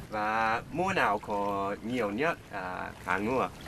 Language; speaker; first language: Vietnamese; non-native, learner; English